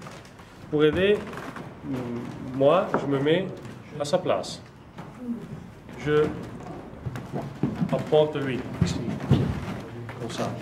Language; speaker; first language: French; non-native, learner; Russian